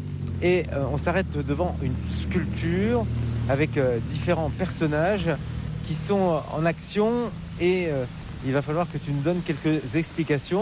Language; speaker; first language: French; native; French